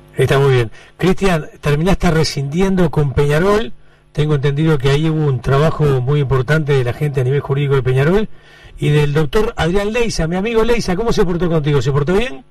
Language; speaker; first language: Spanish; native; Spanish